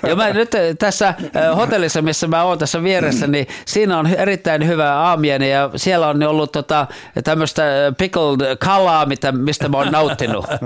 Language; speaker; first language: Finnish; native; Finnish